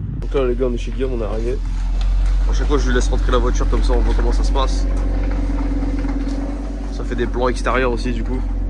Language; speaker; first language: French; native; French